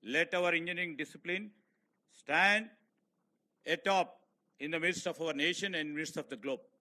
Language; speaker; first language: English; non-native, local second language; Telugu